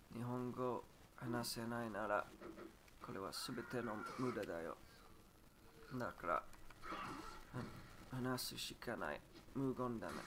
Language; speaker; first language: Japanese; non-native, learner; English